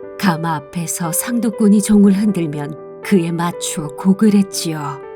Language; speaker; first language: Korean; native; Korean